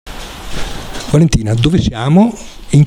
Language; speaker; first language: Italian; native; Italian